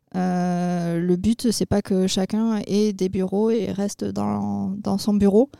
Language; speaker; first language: French; native; French